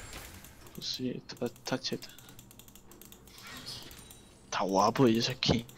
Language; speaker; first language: Spanish; native; Spanish